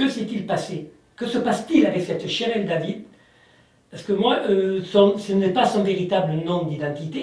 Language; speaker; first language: French; native; French